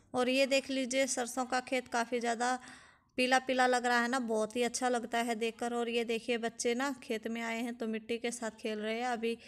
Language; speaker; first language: Hindi; native; Hindi